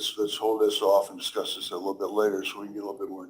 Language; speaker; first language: English; native; English